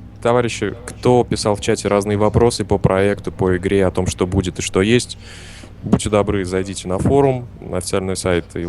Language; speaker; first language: Russian; native; Russian